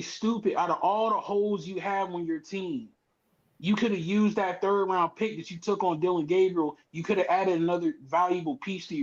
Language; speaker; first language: English; native; English